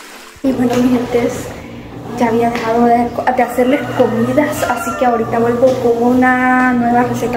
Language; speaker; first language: Spanish; native; Spanish